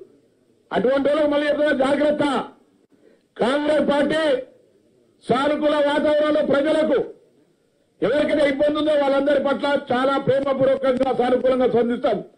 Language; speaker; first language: Telugu; native; Telugu